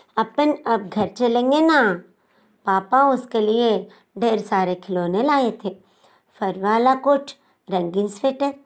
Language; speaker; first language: Hindi; non-native, local second language; Telugu